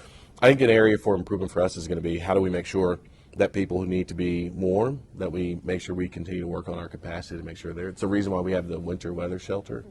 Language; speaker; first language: English; native; English